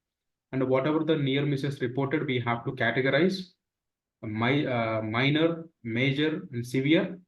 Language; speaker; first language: English; non-native, local second language; Telugu